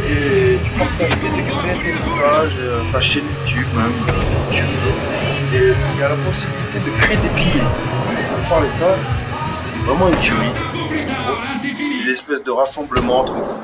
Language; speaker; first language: French; native; French